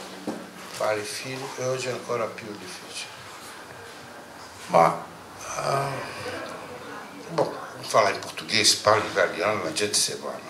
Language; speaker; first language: Italian; non-native, learner; Portuguese